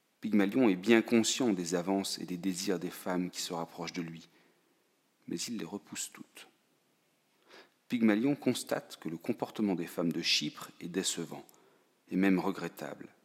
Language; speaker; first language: French; native; French